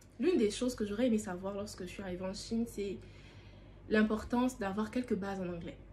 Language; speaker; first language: French; native; French